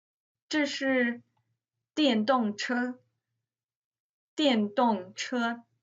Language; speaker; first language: Chinese; non-native, fluent; English